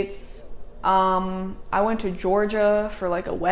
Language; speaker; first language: English; native; English